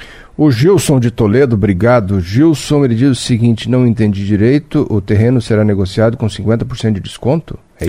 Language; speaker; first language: Portuguese; native; Portuguese